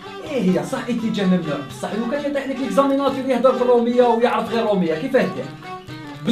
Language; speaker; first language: Arabic; native; Arabic